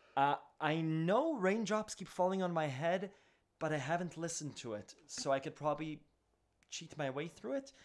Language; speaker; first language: English; native; English